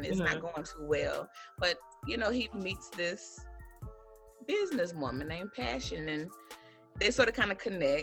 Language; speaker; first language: English; native; English